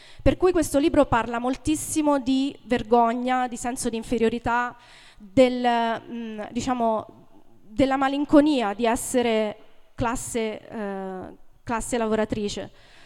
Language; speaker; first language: Italian; native; Italian